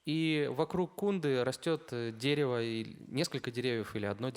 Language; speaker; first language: Russian; native; Russian